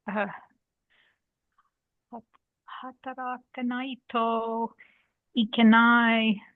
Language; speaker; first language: Japanese; non-native, learner; English